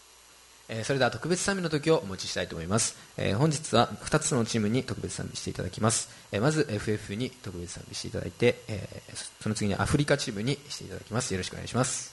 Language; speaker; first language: Japanese; native; Japanese